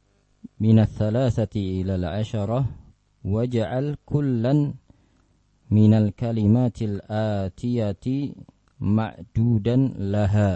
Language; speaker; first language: Arabic; non-native, fluent; Indonesian